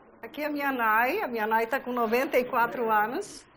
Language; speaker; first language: Portuguese; early bilingual, other home language; Galician